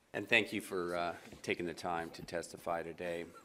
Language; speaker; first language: English; native; English